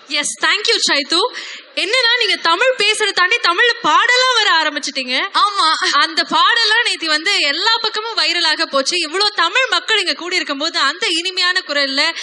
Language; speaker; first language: Tamil; native; Tamil